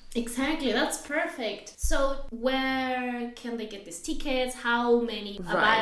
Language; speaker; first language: English; non-native, fluent; Spanish